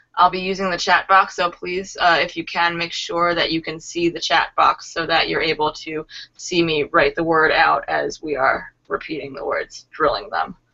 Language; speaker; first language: English; native; English